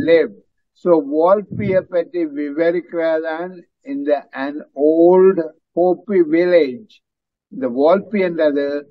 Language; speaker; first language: English; non-native, fluent; Tamil